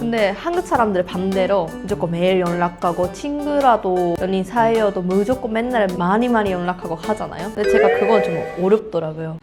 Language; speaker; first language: Korean; non-native, fluent; Japanese